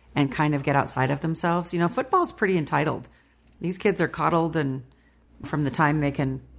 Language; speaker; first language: English; native; English